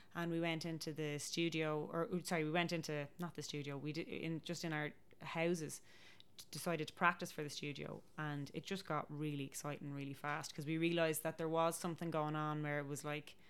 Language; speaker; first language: English; native; English